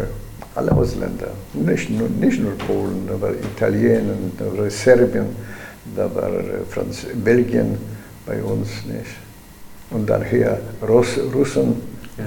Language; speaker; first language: German; non-native, learner; Polish